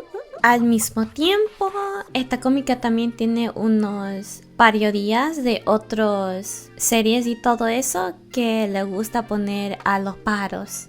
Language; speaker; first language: Spanish; early bilingual, heritage; Spanish